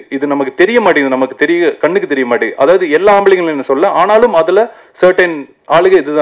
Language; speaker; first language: Tamil; native; Tamil